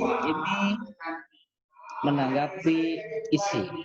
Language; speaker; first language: Indonesian; native; Indonesian